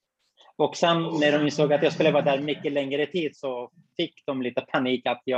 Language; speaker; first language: Swedish; non-native, fluent; Kurdish